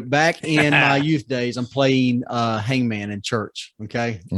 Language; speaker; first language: English; native; English